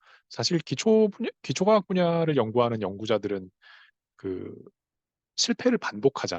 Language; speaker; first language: Korean; native; Korean